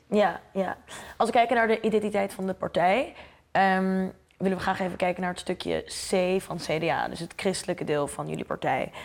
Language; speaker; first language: Dutch; native; Dutch